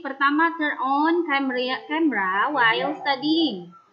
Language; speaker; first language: English; non-native, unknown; Indonesian